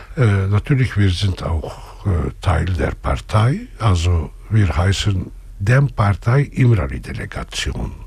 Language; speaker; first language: German; non-native, fluent; Turkish